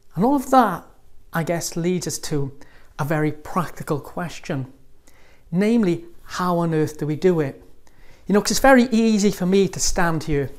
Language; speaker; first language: English; native; English